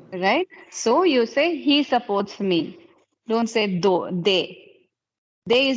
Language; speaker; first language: English; non-native, fluent; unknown